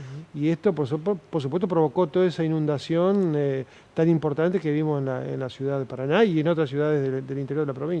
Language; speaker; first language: Spanish; native; Spanish